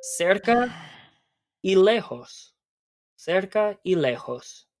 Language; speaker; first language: Spanish; non-native, fluent; English